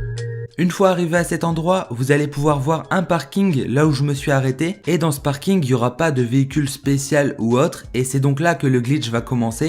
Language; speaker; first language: French; native; French